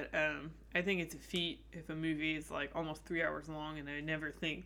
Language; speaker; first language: English; native; English